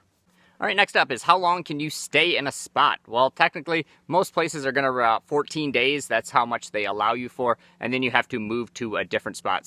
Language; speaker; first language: English; native; English